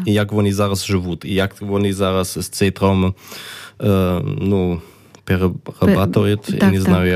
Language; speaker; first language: Ukrainian; non-native, learner; German